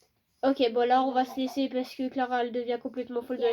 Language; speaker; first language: French; native; French